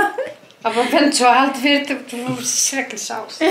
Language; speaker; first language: German; non-native, learner; Greek